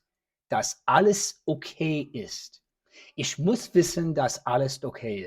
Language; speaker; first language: German; early bilingual, heritage; English